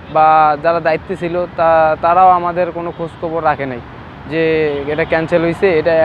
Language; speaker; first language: Bangla; native; Bangla